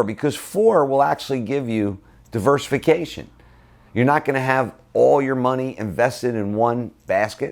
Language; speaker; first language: English; native; English